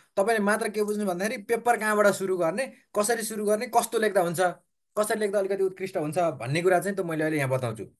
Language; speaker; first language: Nepali; native; Nepali